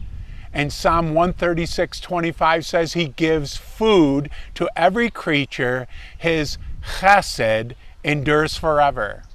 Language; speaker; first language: English; native; English